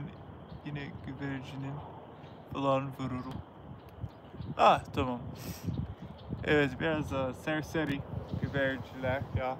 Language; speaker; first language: Turkish; non-native, learner; English